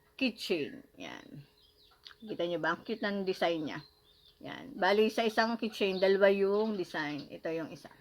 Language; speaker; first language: Filipino; native; Filipino